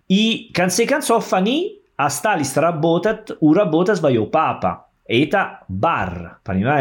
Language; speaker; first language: Russian; non-native, fluent; Italian